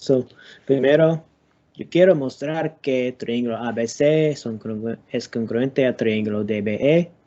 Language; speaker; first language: Spanish; non-native, learner; English